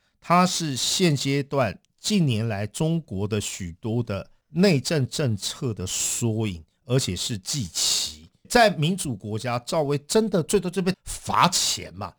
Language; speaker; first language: Chinese; native; Chinese